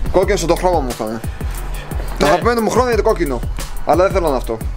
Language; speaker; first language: Greek; non-native, learner; Russian